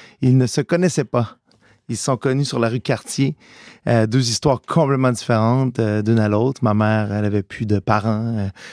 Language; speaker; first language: French; early bilingual, other home language; Italian